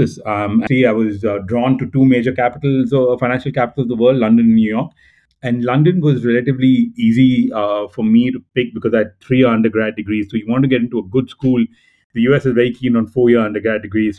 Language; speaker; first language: English; non-native, local second language; Telugu